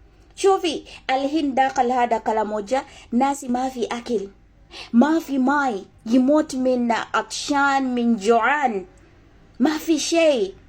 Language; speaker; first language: Arabic; non-native, learner; Ganda